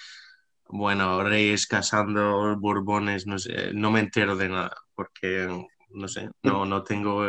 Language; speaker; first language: Spanish; non-native, fluent; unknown